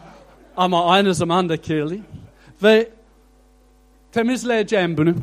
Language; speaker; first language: Turkish; non-native, fluent; English